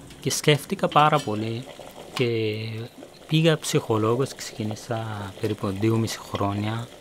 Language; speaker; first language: Greek; non-native, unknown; Persian